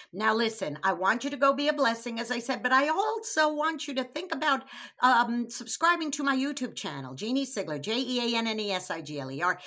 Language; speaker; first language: English; native; English